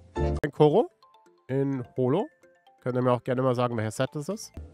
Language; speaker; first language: German; native; German